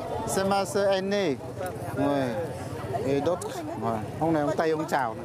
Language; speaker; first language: French; non-native, fluent; Vietnamese